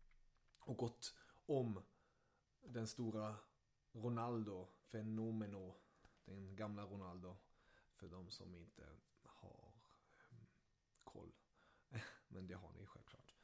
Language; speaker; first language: Swedish; early bilingual, other home language; German